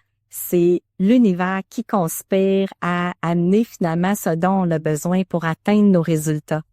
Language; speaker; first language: French; native; French